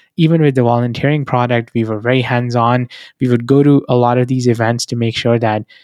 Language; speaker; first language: English; non-native, local second language; Hindi